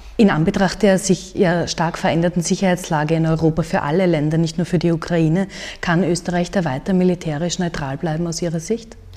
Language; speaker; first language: German; native; German